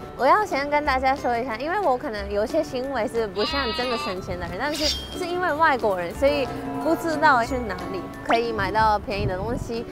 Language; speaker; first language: Chinese; non-native, fluent; Japanese